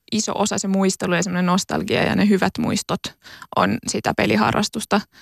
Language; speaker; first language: Finnish; native; Finnish